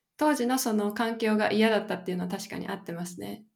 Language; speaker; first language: Japanese; native; Japanese